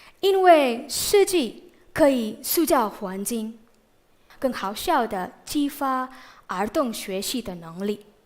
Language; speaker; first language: Chinese; non-native, fluent; Indonesian